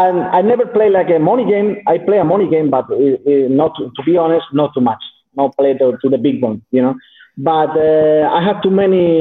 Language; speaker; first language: English; non-native, learner; Spanish